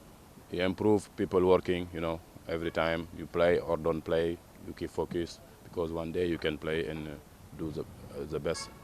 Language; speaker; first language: English; non-native, fluent; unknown